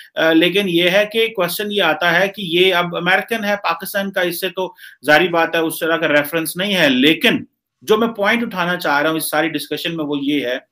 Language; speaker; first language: Hindi; native; Hindi